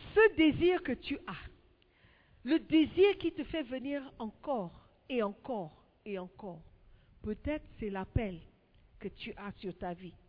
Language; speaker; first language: French; non-native, fluent; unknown